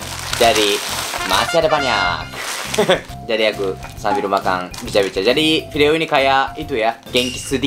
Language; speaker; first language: Indonesian; non-native, learner; Japanese